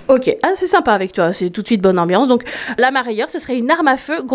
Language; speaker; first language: French; native; French